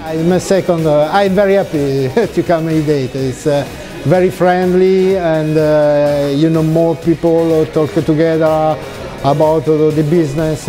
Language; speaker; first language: English; non-native, learner; Italian